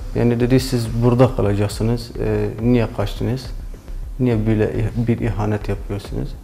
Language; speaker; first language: Turkish; non-native, learner; Kurdish